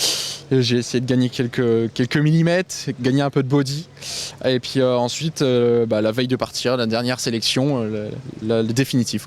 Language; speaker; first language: French; native; French